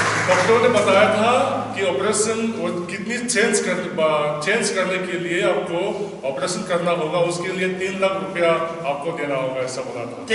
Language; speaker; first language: Hindi; non-native, local second language; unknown